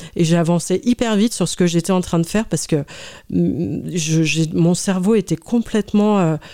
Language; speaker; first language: French; native; French